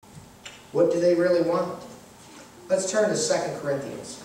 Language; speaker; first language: English; native; English